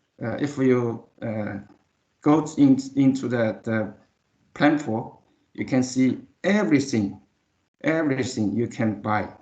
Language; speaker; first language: English; non-native, learner; Chinese